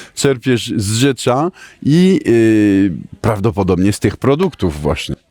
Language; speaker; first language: Polish; non-native, fluent; French